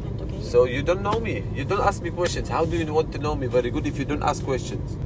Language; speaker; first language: English; non-native, learner; Russian